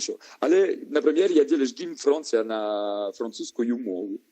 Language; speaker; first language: Ukrainian; non-native, learner; French